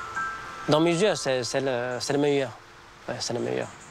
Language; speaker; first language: French; non-native, fluent; Chinese